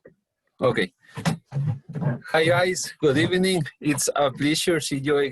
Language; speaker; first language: English; non-native, learner; Spanish